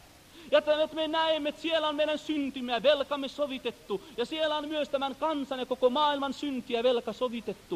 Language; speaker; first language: Finnish; native; Finnish